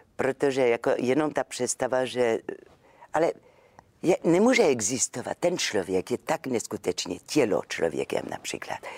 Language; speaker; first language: Czech; non-native, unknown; French